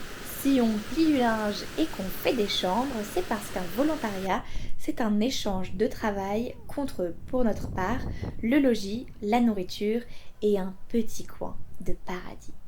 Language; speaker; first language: French; native; French